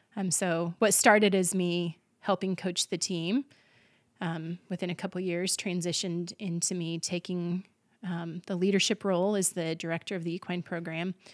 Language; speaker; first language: English; native; English